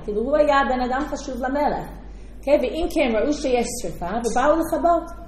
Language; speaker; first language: Hebrew; non-native, fluent; English